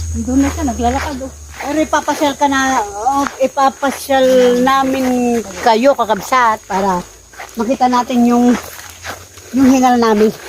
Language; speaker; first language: Filipino; non-native, local second language; Iloko